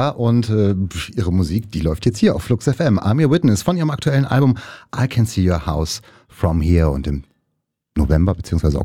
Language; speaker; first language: German; native; German